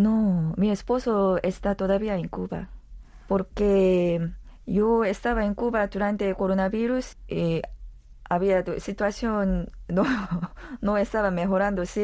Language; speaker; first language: Spanish; non-native, learner; Korean